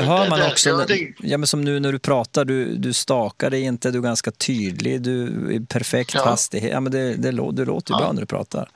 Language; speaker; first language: Swedish; native; Swedish